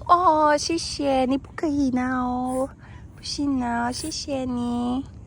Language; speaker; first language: Chinese; non-native, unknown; Filipino